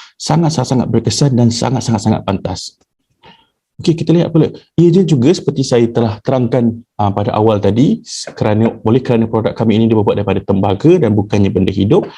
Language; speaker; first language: Malay; native; Malay